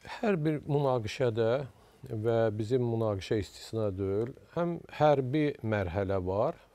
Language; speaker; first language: Azerbaijani; native; Azerbaijani